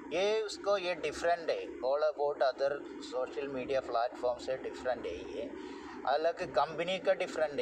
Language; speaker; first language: Hindi; non-native, local second language; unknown